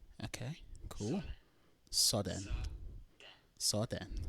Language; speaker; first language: Danish; non-native, learner; English